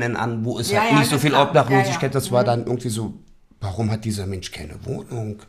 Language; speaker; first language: German; native; German